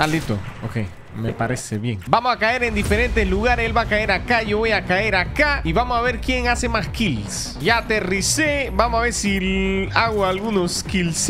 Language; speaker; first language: Spanish; native; Spanish